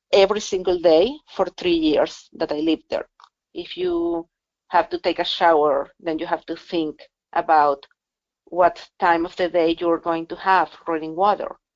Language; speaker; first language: English; non-native, fluent; Spanish